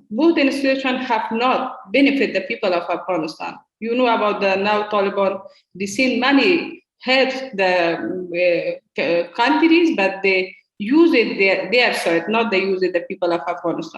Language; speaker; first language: English; non-native, learner; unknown